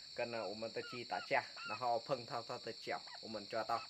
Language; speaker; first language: Chinese; non-native, learner; Vietnamese